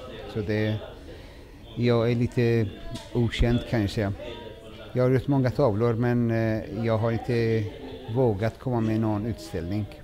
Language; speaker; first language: Swedish; non-native, fluent; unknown